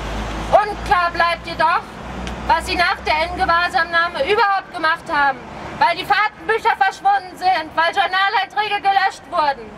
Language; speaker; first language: German; native; German